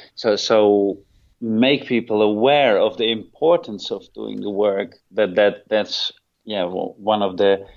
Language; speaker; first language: English; non-native, fluent; Dutch